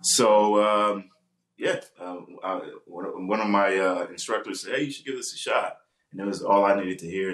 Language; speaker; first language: English; native; English